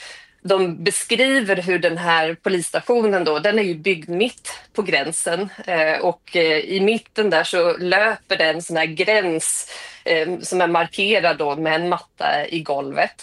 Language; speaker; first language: Swedish; native; Swedish